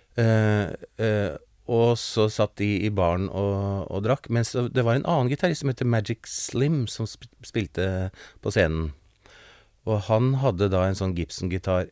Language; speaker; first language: Norwegian; native; Norwegian